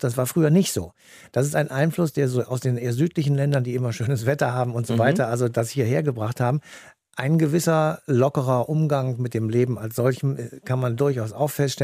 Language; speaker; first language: German; native; German